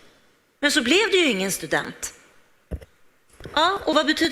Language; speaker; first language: Swedish; native; Swedish